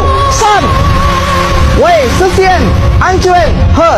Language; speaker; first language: Chinese; non-native, learner; Indonesian